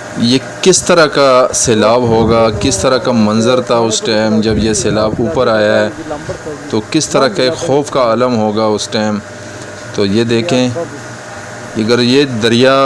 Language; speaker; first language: Urdu; non-native, local second language; Pashto